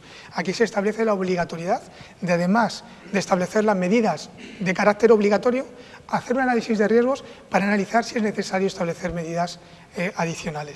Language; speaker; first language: Spanish; native; Spanish